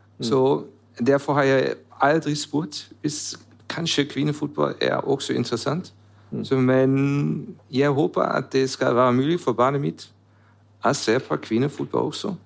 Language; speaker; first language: Norwegian; non-native, learner; German